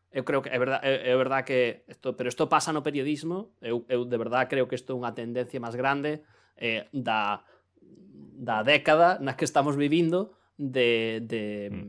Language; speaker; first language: Galician; non-native, local second language; Spanish